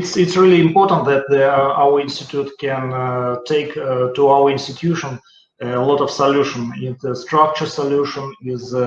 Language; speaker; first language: English; non-native, learner; Russian